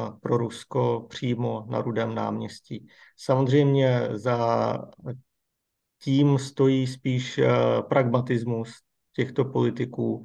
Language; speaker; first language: Czech; native; Czech